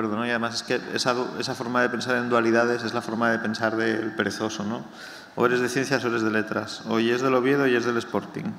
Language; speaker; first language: Spanish; native; Spanish